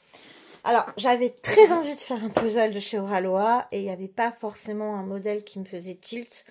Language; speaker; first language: French; native; French